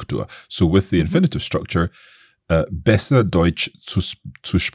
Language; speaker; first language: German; non-native, learner; English